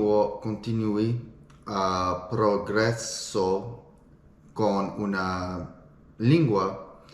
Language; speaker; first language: Italian; non-native, learner; English